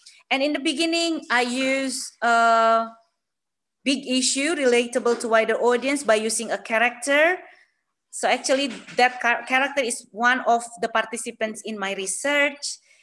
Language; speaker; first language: English; non-native, fluent; Sundanese